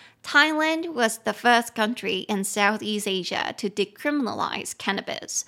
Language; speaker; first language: English; non-native, fluent; Chinese